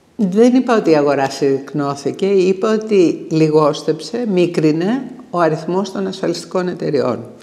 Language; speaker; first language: Greek; native; Greek